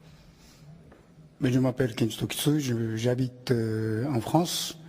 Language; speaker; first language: French; non-native, fluent; Japanese